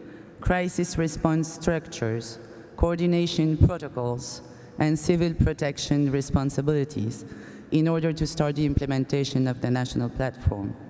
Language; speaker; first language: English; non-native, fluent; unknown